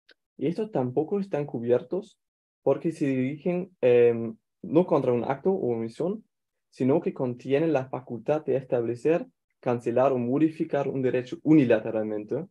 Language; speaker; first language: Spanish; non-native, fluent; German